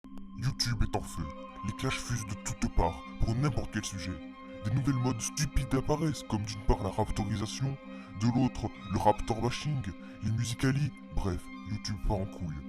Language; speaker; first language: French; native; French